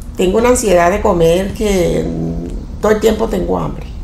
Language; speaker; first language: Spanish; native; Spanish